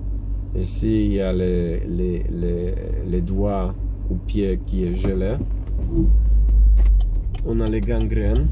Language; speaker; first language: French; non-native, learner; Polish